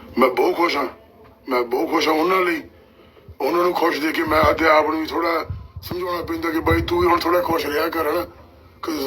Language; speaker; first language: Punjabi; early bilingual, heritage; Punjabi